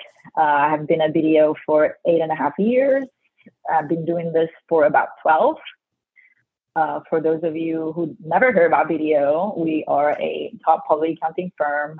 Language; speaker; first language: English; non-native, fluent; Spanish